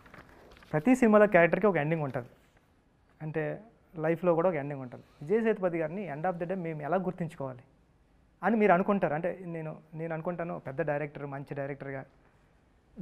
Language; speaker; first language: Telugu; native; Telugu